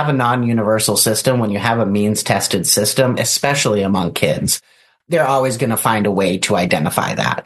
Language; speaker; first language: English; native; English